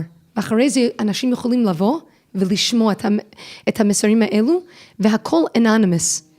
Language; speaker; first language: Hebrew; non-native, fluent; English